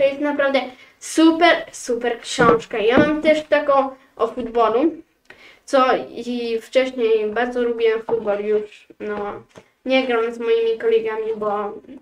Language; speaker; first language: Polish; early bilingual, heritage; Polish